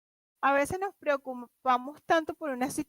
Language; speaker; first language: Spanish; native; Spanish